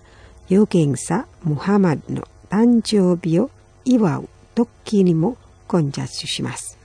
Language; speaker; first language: Japanese; non-native, fluent; Indonesian